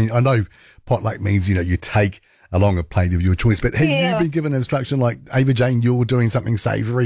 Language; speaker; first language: English; native; English